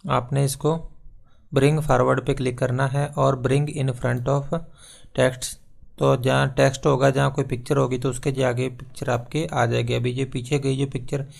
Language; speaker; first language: Hindi; non-native, local second language; Punjabi